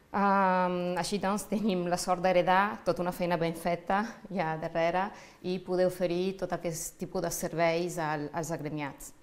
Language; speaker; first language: Catalan; non-native, fluent; Italian